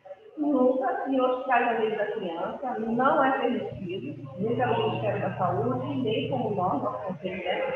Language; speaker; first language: Portuguese; native; Portuguese